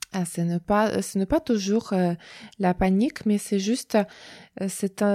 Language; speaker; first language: French; non-native, fluent; Russian